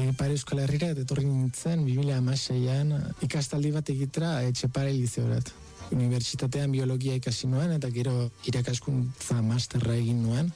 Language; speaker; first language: Basque; non-native, fluent; Spanish